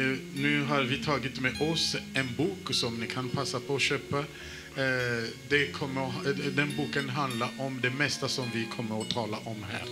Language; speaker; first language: Swedish; non-native, fluent; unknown